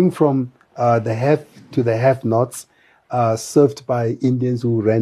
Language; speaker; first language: English; non-native, local second language; Tswana